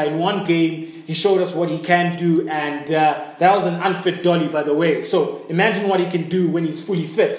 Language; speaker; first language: English; native; English